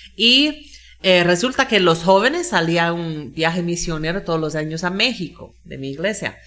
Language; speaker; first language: Spanish; non-native, fluent; English